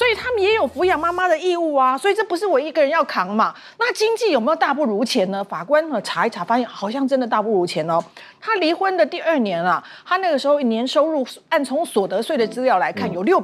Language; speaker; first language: Chinese; native; Chinese